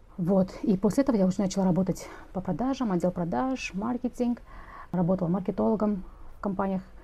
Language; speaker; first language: Russian; non-native, local second language; Kazakh